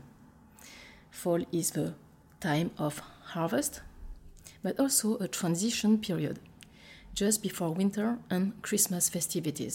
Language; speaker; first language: English; non-native, fluent; French